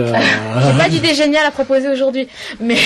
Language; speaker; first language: French; native; French